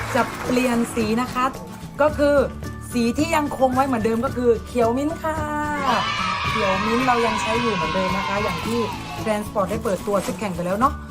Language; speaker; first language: Thai; native; Thai